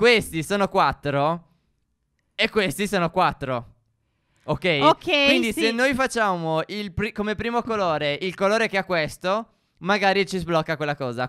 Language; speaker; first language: Italian; native; Italian